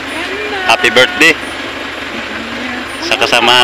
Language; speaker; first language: Filipino; non-native, local second language; Cebuano